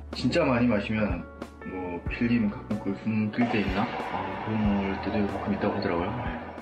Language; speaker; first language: Korean; native; Korean